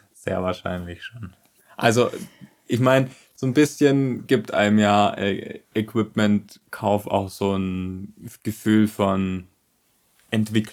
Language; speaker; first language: German; native; German